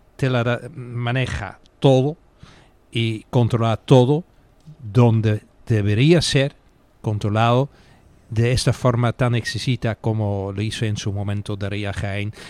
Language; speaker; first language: Spanish; non-native, fluent; Dutch